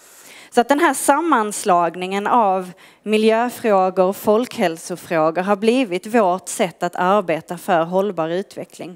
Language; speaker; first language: Swedish; native; Swedish